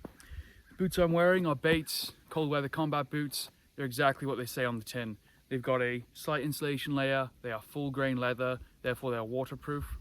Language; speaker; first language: English; native; English